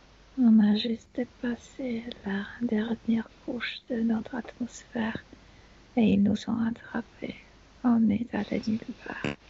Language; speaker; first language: French; non-native, fluent; Spanish